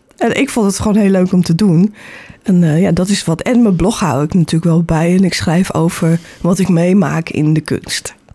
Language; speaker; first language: Dutch; native; Dutch